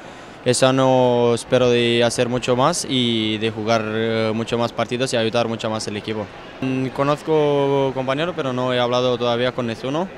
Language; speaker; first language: Spanish; non-native, fluent; Romanian